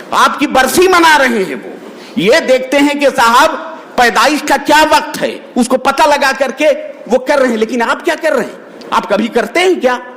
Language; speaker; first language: Urdu; native; Urdu